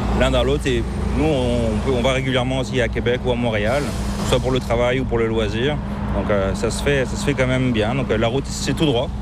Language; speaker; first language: French; native; French